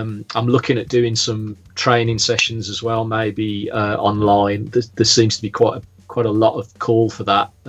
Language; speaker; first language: English; native; English